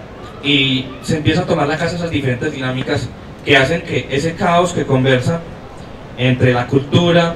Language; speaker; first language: Spanish; native; Spanish